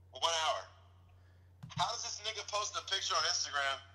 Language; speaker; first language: English; native; English